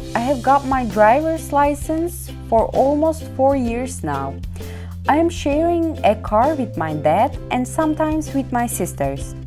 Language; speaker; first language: English; non-native, fluent; Turkish